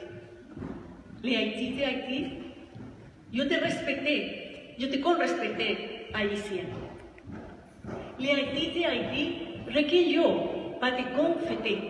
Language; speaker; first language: Haitian Creole; non-native, learner; Spanish